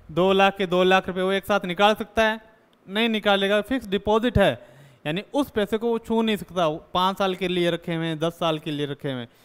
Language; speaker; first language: Hindi; native; Hindi